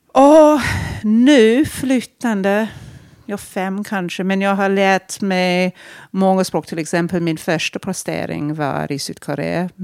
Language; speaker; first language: Swedish; non-native, fluent; English